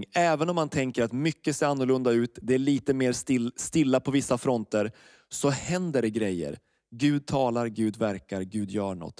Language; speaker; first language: Swedish; native; Swedish